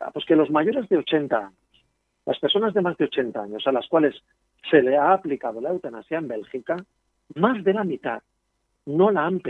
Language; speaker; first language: Spanish; native; Spanish